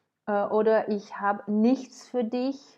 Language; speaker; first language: German; non-native, fluent; French